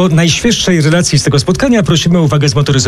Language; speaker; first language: Polish; native; Polish